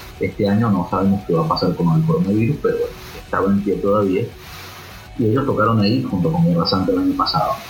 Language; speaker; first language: Spanish; native; Spanish